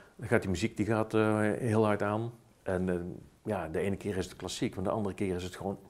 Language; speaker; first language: Dutch; native; Dutch